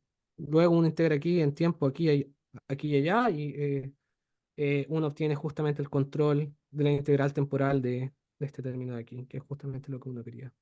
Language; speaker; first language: Spanish; native; Spanish